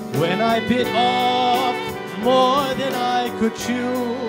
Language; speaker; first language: English; native; English